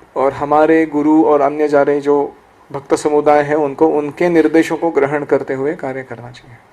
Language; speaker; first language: Hindi; non-native, local second language; Marathi